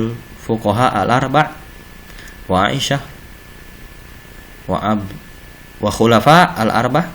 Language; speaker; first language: Arabic; non-native, fluent; Indonesian